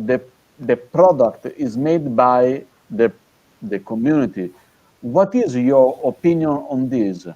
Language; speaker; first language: English; non-native, fluent; Italian